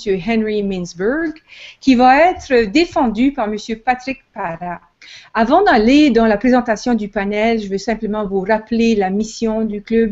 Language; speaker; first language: French; native; French